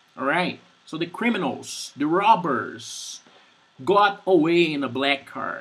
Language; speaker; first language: English; non-native, fluent; Portuguese